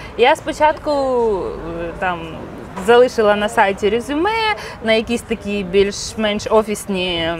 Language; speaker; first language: Ukrainian; non-native, local second language; Russian